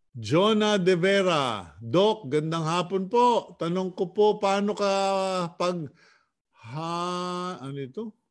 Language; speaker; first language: Filipino; native; Filipino